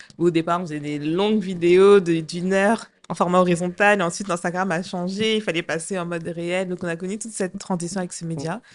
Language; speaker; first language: French; native; French